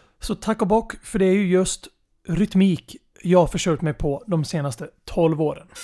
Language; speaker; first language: Swedish; native; Swedish